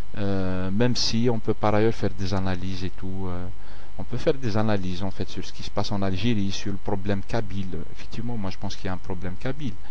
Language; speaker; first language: French; non-native, local second language; Kabyle